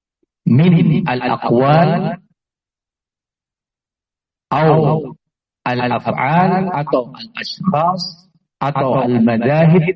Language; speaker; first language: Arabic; non-native, fluent; Indonesian